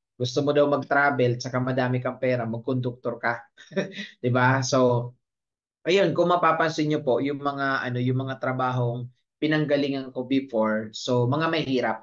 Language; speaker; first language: Filipino; non-native, local second language; Bikol